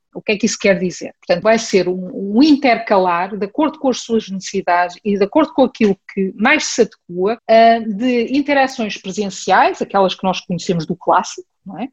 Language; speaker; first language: Portuguese; early bilingual, heritage; Portuguese